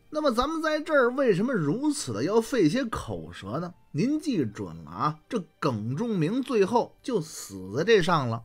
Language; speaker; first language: Chinese; native; Chinese